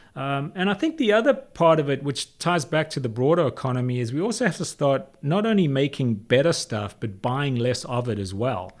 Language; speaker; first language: English; native; English